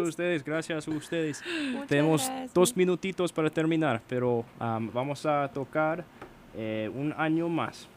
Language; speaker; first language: Spanish; non-native, learner; English